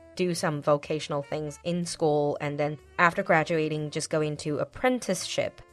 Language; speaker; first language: English; non-native, fluent; Chinese